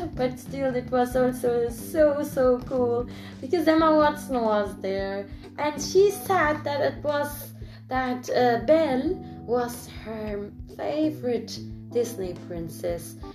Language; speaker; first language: English; non-native, fluent; German